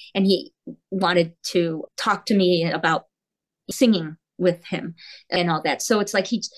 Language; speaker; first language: English; early bilingual, heritage; Korean